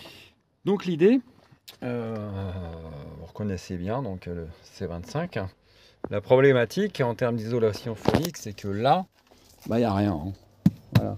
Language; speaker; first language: French; native; French